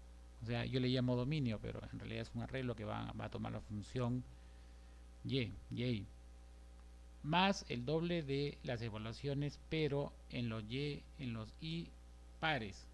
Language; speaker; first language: Spanish; native; Spanish